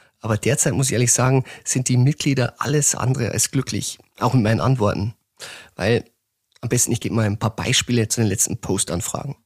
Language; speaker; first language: German; native; German